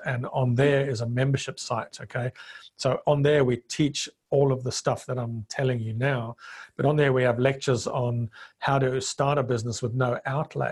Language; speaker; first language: English; non-native, local second language; Bemba